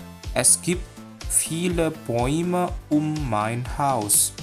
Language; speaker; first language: German; non-native, fluent; Indonesian